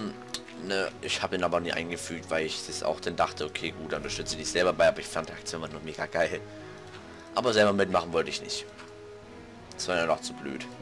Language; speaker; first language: German; native; German